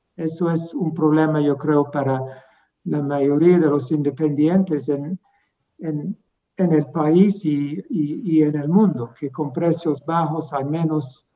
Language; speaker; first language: Spanish; non-native, fluent; English